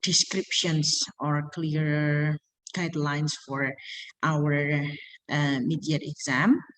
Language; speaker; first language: English; non-native, fluent; Indonesian